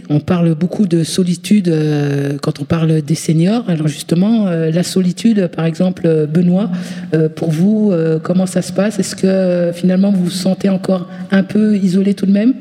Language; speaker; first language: French; native; French